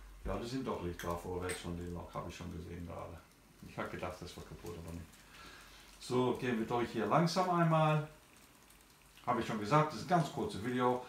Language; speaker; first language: German; non-native, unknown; English